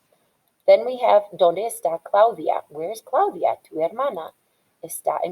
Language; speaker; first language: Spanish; non-native, fluent; English